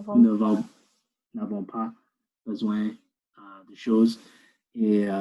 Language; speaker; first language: French; non-native, learner; English